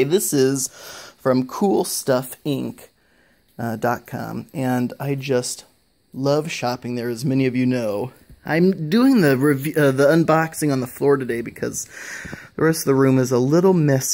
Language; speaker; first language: English; native; English